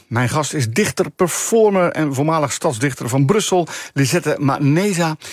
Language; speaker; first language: Dutch; native; Dutch